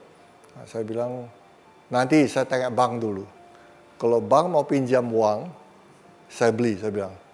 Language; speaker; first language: Indonesian; non-native, local second language; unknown